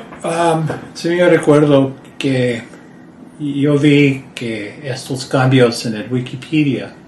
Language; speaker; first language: Spanish; early bilingual, heritage; Spanish